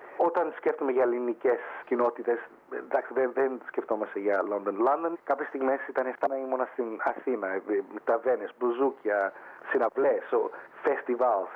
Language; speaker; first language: Greek; early bilingual, heritage; Greek